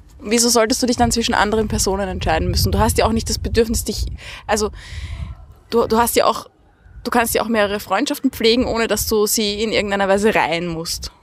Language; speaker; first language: German; native; German